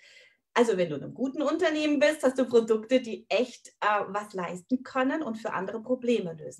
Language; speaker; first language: German; native; German